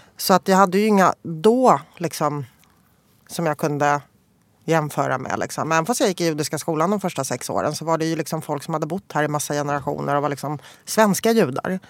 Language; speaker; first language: Swedish; early bilingual, other home language; Polish